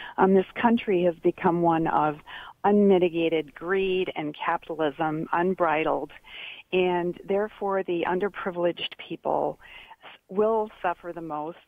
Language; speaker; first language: English; native; English